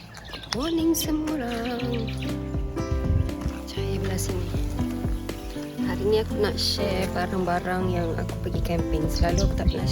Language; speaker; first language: Malay; native; Malay